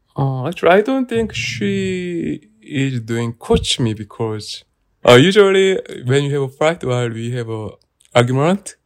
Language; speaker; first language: English; non-native, learner; Korean